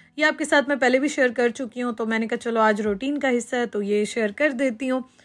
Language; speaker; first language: Urdu; native; Urdu